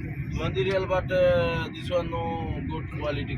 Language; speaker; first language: English; non-native, learner; Bangla